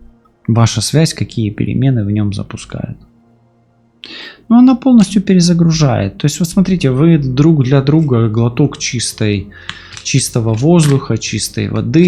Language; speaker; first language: Russian; native; Russian